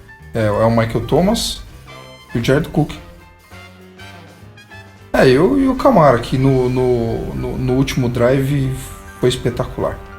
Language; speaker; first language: Portuguese; native; Portuguese